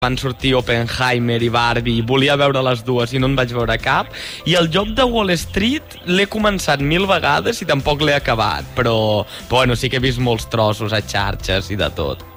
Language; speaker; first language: Catalan; native; Catalan